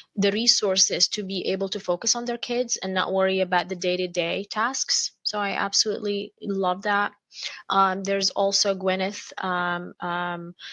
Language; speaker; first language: English; non-native, fluent; Arabic